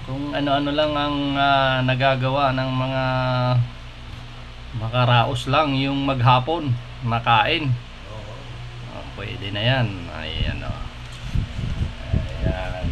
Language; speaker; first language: Filipino; non-native, local second language; Hiligaynon